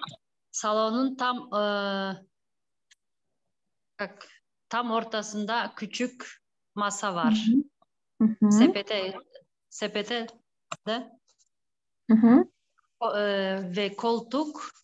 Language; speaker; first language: Turkish; non-native, learner; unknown